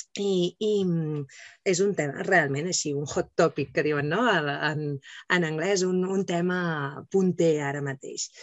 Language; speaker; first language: Catalan; native; Catalan